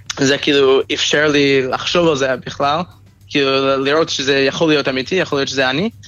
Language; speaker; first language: Hebrew; non-native, fluent; English